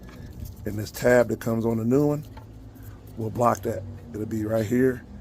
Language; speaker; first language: English; native; English